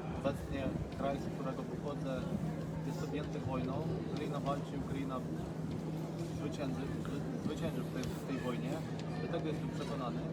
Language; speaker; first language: Polish; non-native, fluent; Ukrainian